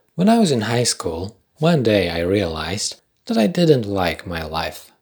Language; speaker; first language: English; non-native, fluent; Polish